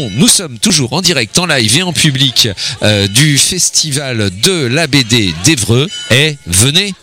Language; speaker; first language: French; native; French